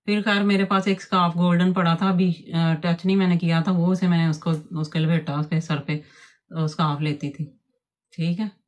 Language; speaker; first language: Urdu; non-native, local second language; Punjabi